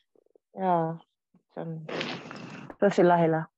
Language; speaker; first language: Finnish; non-native, learner; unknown